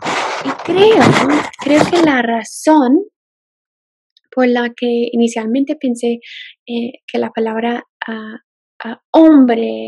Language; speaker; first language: Spanish; non-native, fluent; English